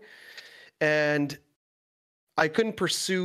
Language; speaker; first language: English; non-native, fluent; Dutch